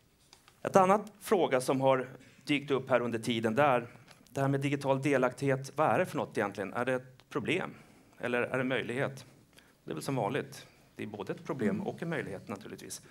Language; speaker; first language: Swedish; native; Swedish